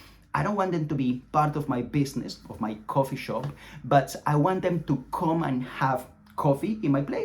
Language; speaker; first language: English; non-native, fluent; Spanish